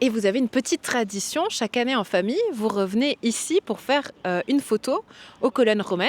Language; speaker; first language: French; native; French